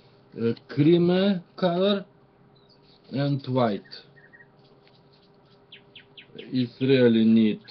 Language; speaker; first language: English; non-native, learner; Russian